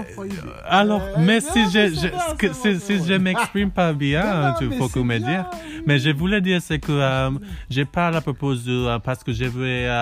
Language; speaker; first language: French; non-native, learner; English